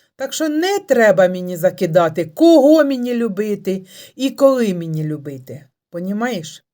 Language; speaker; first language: Ukrainian; non-native, local second language; Russian